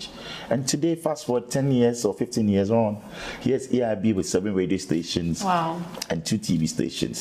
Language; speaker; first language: English; non-native, local second language; Akan